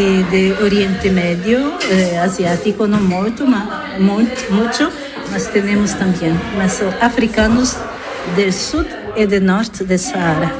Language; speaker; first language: Spanish; non-native, learner; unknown